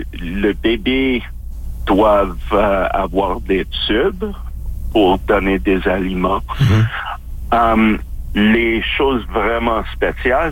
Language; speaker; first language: French; non-native, local second language; English